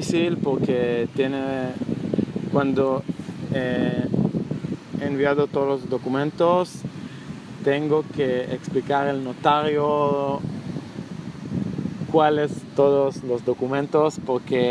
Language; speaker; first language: Spanish; non-native, learner; Hebrew